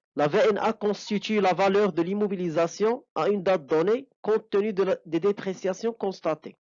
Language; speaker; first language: French; non-native, local second language; Arabic